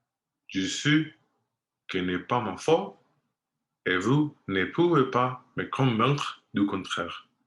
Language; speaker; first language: French; non-native, learner; Spanish